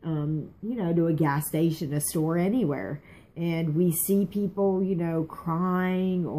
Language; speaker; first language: English; native; English